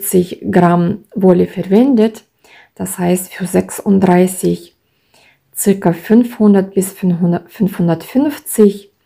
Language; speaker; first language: German; non-native, fluent; Russian